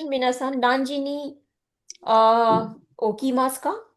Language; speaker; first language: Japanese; non-native, fluent; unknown